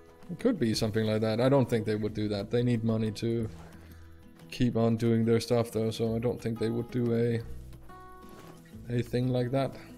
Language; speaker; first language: English; non-native, fluent; Danish